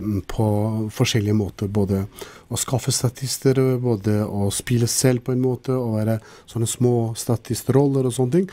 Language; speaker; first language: Norwegian; non-native, local second language; Albanian